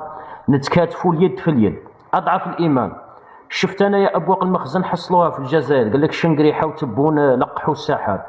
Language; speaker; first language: Arabic; native; Arabic